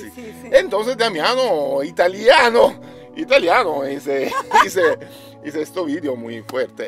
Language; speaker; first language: Spanish; non-native, learner; Italian